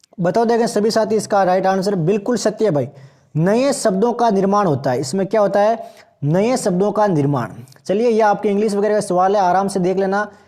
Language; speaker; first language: Hindi; native; Hindi